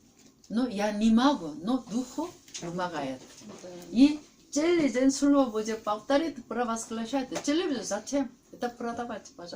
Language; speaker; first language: Russian; non-native, learner; Korean